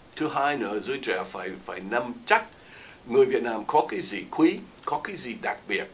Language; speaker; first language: Vietnamese; non-native, fluent; English